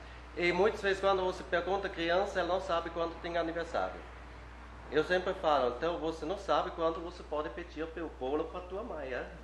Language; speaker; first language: Portuguese; non-native, fluent; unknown